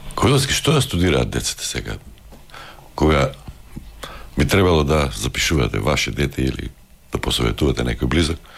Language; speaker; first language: Macedonian; native; Macedonian